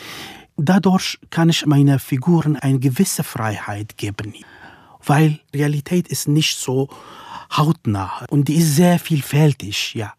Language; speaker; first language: German; non-native, fluent; Kurdish